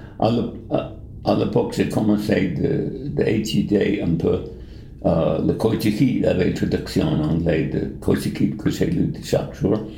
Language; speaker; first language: French; non-native, fluent; English